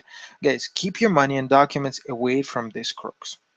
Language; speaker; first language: English; non-native, fluent; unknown